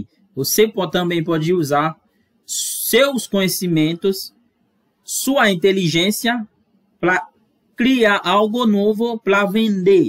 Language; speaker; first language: Portuguese; non-native, fluent; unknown